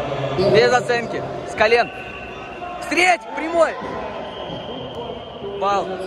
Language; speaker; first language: Russian; native; Russian